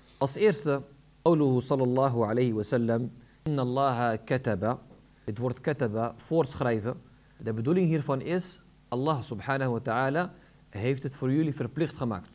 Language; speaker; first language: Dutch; early bilingual, other home language; Arabic